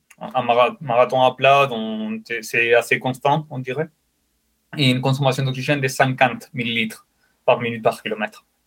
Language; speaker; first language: French; non-native, fluent; Spanish